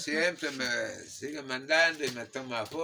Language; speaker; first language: Spanish; native; Spanish